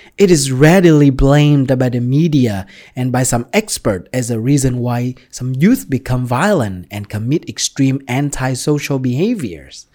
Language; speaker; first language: English; non-native, fluent; Vietnamese